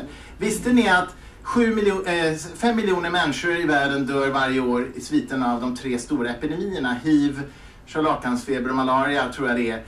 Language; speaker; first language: Swedish; native; Swedish